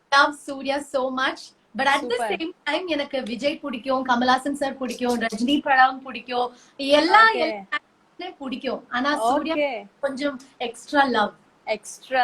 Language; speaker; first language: Tamil; non-native, learner; Malayalam